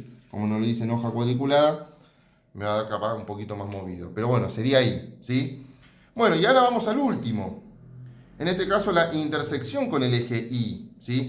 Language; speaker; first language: Spanish; native; Spanish